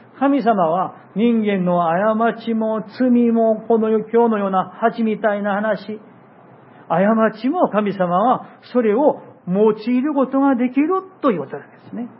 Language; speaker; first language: Japanese; non-native, fluent; Korean